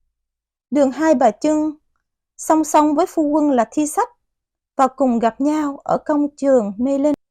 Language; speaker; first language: Vietnamese; native; Vietnamese